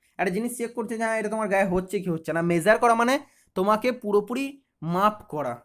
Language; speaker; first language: Bangla; native; Bangla